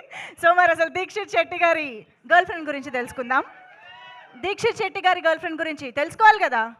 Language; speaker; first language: Telugu; native; Telugu